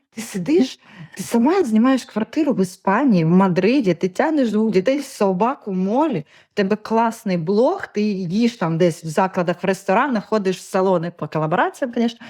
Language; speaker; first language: Ukrainian; non-native, local second language; Russian